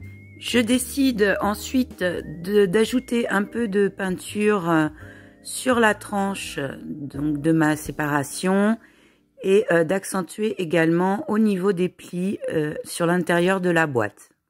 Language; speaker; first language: French; native; French